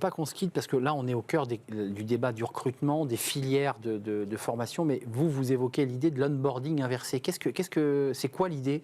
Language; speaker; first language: French; native; French